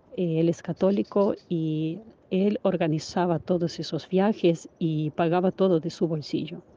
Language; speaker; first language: Spanish; non-native, fluent; Ukrainian